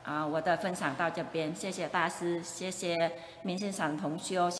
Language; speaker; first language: Chinese; non-native, fluent; Vietnamese